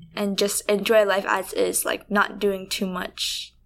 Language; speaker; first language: English; early bilingual, other home language; Vietnamese